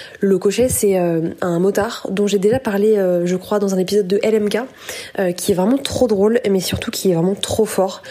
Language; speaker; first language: French; native; French